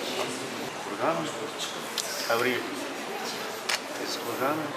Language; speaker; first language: Russian; non-native, learner; Mongolian